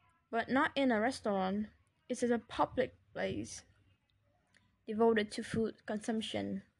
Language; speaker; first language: English; non-native, fluent; Vietnamese